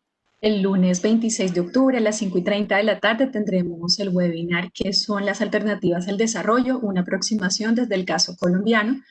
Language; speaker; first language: Spanish; native; Spanish